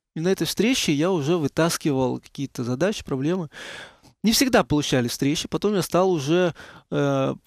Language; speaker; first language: Russian; native; Russian